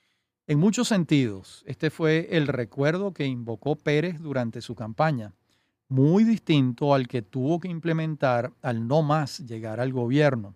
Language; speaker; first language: Spanish; native; Spanish